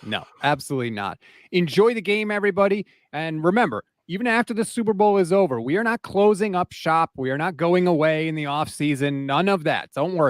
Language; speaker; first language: English; native; English